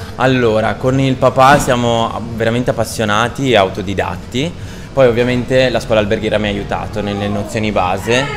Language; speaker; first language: Italian; native; Italian